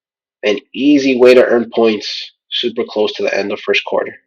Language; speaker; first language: English; native; English